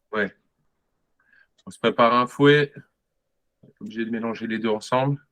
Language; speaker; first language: French; native; French